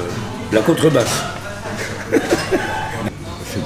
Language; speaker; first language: French; native; French